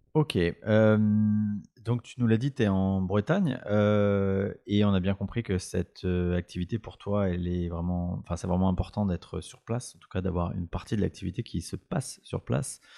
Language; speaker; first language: French; native; French